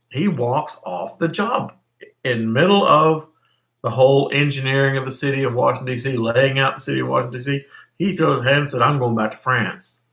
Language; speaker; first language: English; native; English